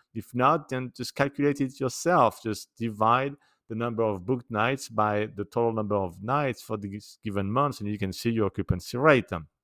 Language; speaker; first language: English; non-native, fluent; French